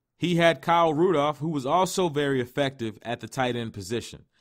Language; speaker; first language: English; native; English